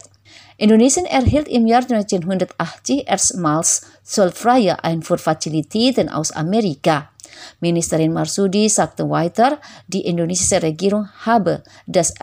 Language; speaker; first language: German; non-native, fluent; Indonesian